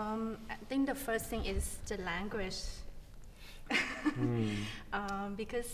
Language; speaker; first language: English; non-native, fluent; Thai